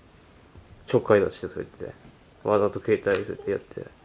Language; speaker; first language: Japanese; native; Japanese